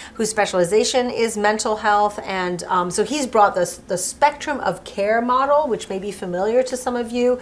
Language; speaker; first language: English; early bilingual, other home language; French